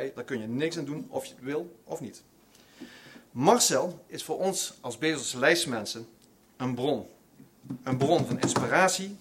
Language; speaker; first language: Dutch; native; Dutch